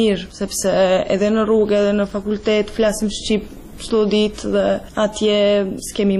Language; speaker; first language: Albanian; non-native, fluent; Serbian